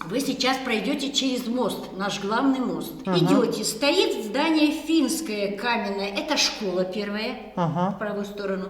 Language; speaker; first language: Russian; native; Russian